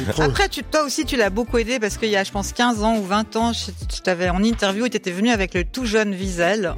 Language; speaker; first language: French; native; French